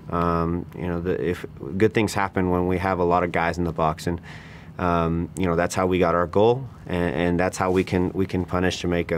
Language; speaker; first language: English; early bilingual, other home language; Spanish